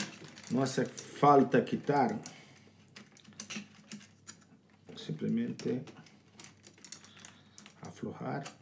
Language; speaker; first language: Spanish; non-native, learner; Portuguese